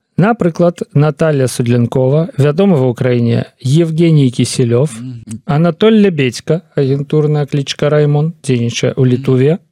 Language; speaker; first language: Belarusian; native; Belarusian